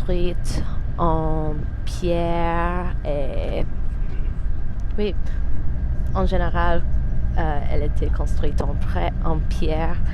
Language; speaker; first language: French; non-native, fluent; English